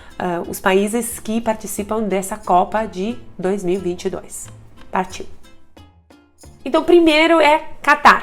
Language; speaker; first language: Portuguese; non-native, fluent; Russian